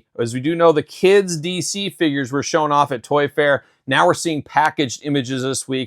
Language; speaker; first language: English; native; English